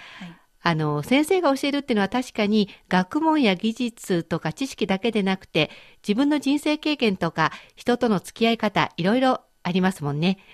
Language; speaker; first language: Japanese; native; Japanese